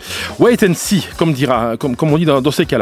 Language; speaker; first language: French; native; French